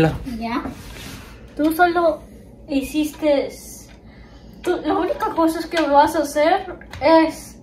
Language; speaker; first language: Spanish; early bilingual, heritage; Spanish